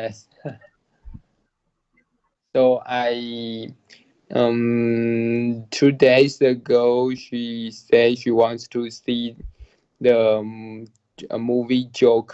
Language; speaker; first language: English; non-native, learner; Chinese